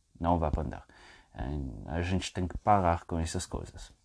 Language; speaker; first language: Portuguese; non-native, fluent; French